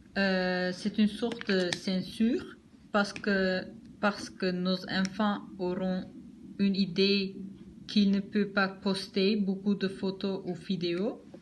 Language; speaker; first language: French; non-native, learner; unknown